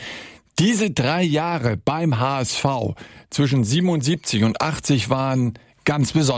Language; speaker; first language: German; native; German